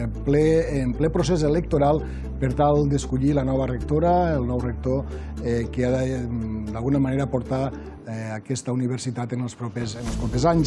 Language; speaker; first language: Catalan; native; Catalan